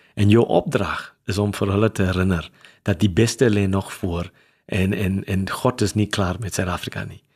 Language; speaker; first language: Afrikaans; non-native, local second language; English